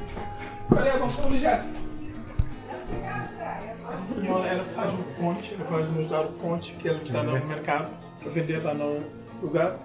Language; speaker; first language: Portuguese; non-native, local second language; Kabuverdianu